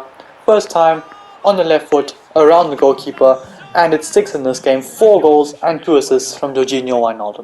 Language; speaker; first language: English; native; English